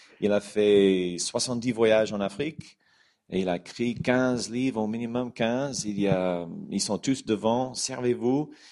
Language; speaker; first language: French; non-native, fluent; English